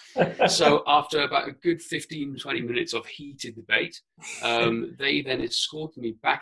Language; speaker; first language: English; non-native, local second language; Welsh